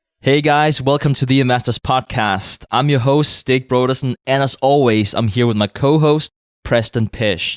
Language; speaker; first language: English; non-native, fluent; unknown